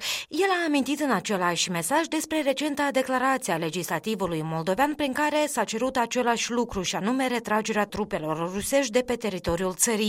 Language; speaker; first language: Romanian; native; Romanian